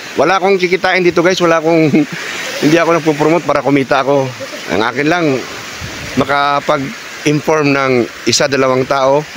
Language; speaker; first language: Filipino; non-native, local second language; Cebuano